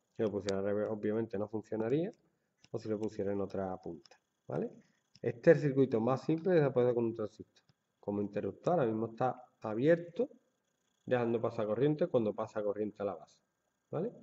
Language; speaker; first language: Spanish; native; Spanish